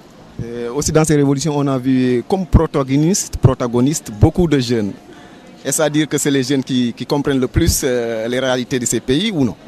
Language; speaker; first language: French; non-native, fluent; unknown